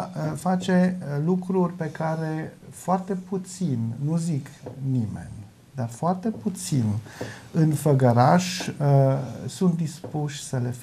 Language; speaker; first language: Romanian; non-native, local second language; German